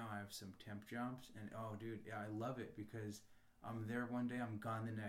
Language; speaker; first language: English; native; English